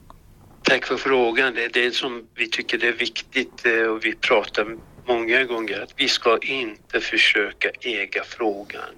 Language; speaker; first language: Swedish; non-native, fluent; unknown